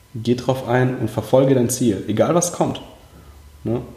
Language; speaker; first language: German; early bilingual, other home language; Russian